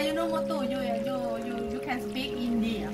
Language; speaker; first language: English; non-native, learner; Thai